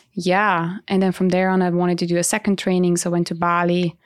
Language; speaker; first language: English; non-native, fluent; Italian